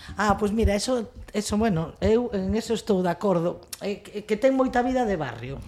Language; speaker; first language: Galician; non-native, local second language; Spanish